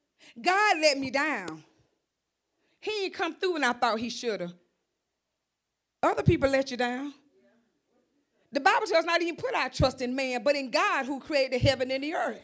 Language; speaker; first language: English; native; English